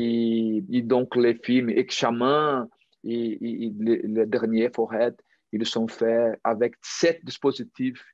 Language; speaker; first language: French; non-native, fluent; Portuguese